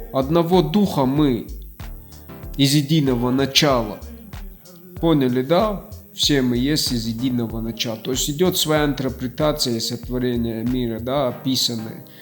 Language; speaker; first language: Russian; non-native, local second language; Ossetic